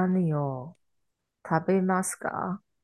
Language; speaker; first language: Japanese; non-native, learner; Chinese